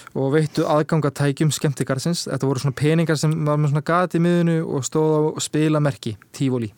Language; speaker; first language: Icelandic; early bilingual, heritage; Icelandic